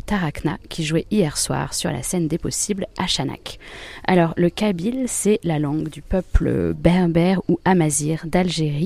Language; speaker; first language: French; native; French